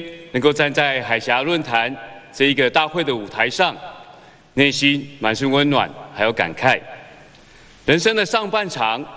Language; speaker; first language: Chinese; native; Chinese